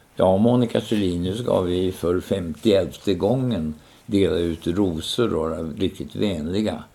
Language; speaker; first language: Swedish; native; Swedish